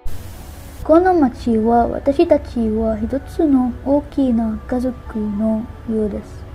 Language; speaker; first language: Japanese; non-native, learner; Arabic